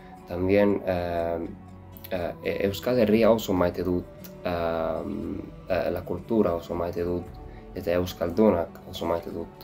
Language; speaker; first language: Basque; non-native, learner; Arabic